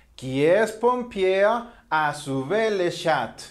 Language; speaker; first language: French; non-native, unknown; Spanish